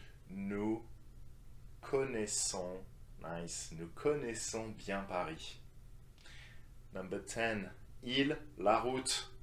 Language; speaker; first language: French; non-native, fluent; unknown